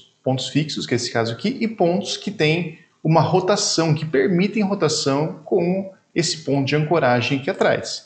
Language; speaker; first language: Portuguese; native; Portuguese